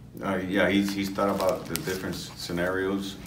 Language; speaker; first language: English; early bilingual, other home language; Spanish